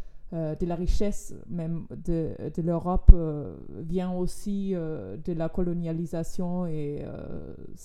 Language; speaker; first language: French; non-native, fluent; German